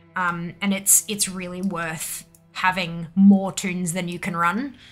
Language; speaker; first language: English; native; English